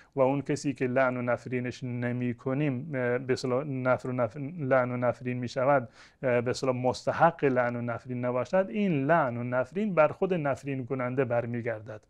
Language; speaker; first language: Persian; non-native, local second language; Baluchi